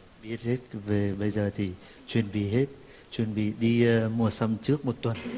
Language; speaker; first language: Vietnamese; non-native, fluent; Turkish